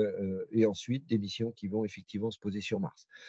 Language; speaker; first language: French; native; French